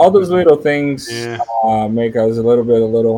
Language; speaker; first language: English; non-native, fluent; Portuguese